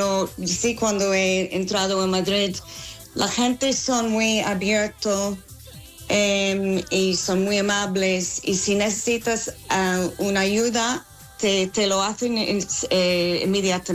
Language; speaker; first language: Spanish; non-native, fluent; English